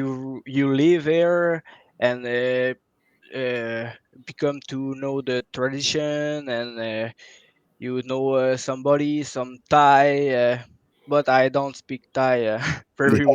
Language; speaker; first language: English; non-native, local second language; French